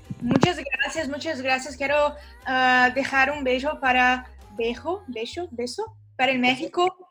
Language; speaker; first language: Spanish; non-native, learner; Portuguese